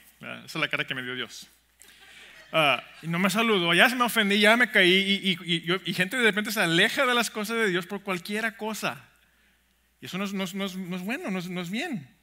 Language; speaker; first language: Spanish; early bilingual, heritage; Spanish